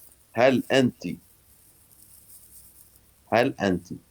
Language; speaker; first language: Arabic; native; Arabic